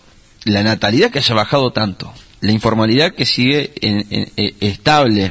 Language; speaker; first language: Spanish; native; Spanish